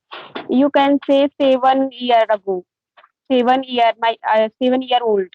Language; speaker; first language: English; non-native, learner; Hindi